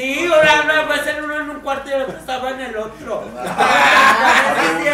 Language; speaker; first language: Spanish; native; Spanish